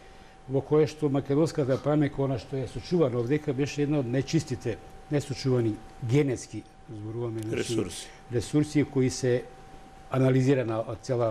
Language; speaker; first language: Macedonian; native; Macedonian